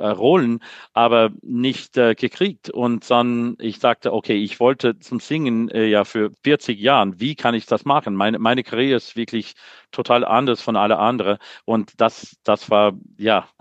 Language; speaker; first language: German; non-native, learner; English